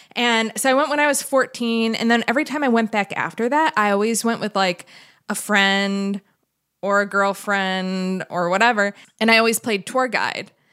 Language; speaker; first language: English; native; English